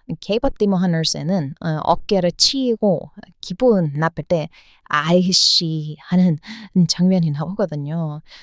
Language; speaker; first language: Korean; non-native, fluent; English